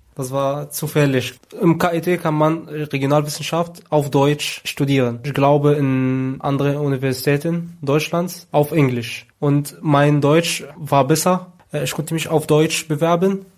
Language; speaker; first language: German; non-native, fluent; Arabic